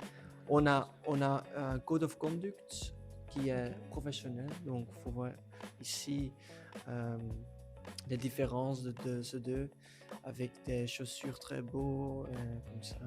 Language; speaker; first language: French; non-native, learner; Dutch